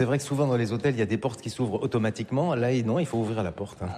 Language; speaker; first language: French; native; French